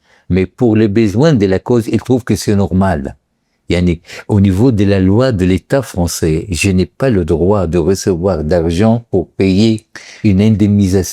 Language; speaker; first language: French; non-native, local second language; Arabic